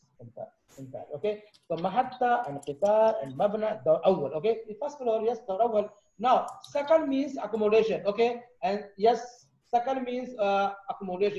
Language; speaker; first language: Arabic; non-native, fluent; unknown